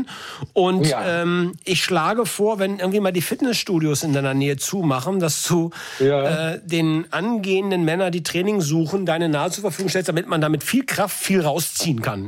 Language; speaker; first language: German; native; German